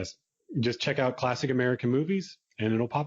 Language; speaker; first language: English; native; English